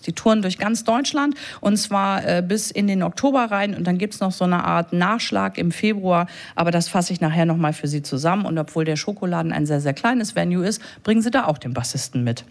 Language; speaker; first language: German; native; German